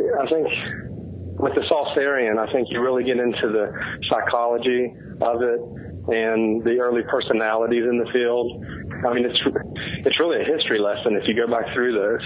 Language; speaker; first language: English; native; English